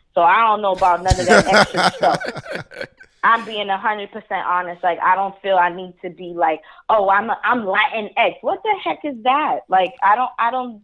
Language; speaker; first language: English; early bilingual, other home language; Spanish